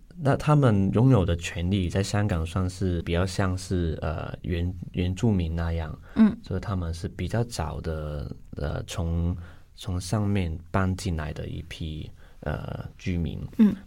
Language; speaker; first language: Chinese; non-native, local second language; Cantonese